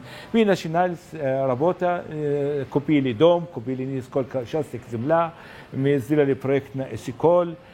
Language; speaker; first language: Russian; non-native, learner; Arabic